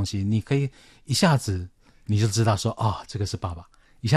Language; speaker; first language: Chinese; native; Chinese